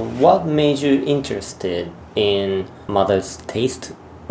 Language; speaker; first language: English; non-native, fluent; Japanese